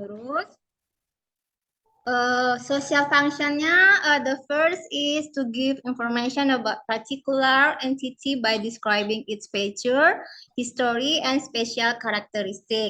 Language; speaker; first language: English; non-native, learner; Indonesian